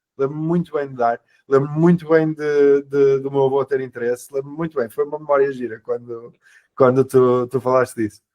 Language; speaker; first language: Portuguese; native; Portuguese